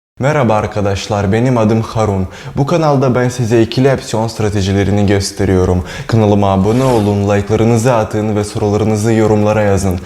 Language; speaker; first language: Turkish; non-native, learner; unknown